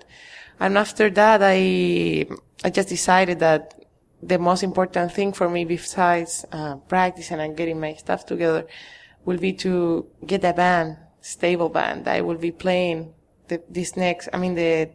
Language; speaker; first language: English; non-native, fluent; Spanish